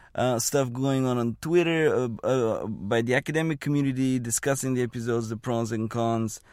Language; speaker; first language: English; non-native, fluent; Bulgarian